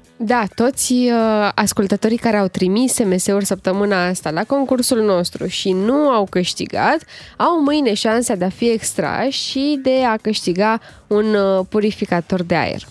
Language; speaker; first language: Romanian; native; Romanian